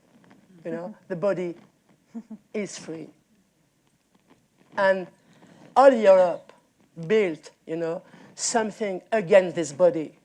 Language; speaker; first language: English; non-native, learner; French